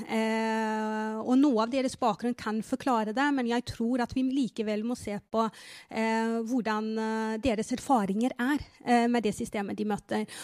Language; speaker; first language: Norwegian; non-native, fluent; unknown